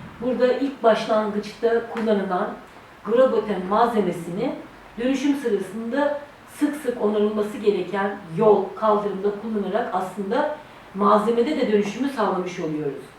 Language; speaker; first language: Turkish; native; Turkish